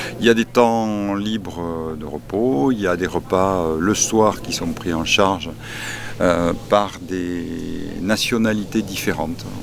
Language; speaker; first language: French; native; French